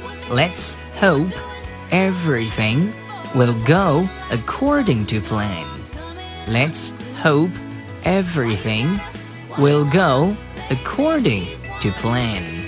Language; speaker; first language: English; non-native, fluent; Chinese